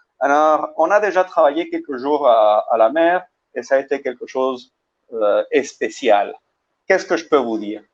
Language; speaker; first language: French; early bilingual, heritage; Spanish